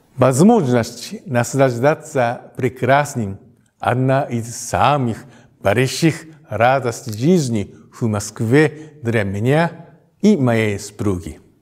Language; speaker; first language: Russian; non-native, fluent; Japanese